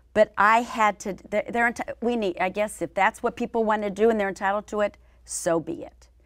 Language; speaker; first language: English; native; English